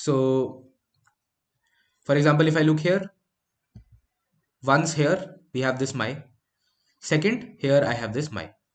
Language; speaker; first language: English; non-native, local second language; Hindi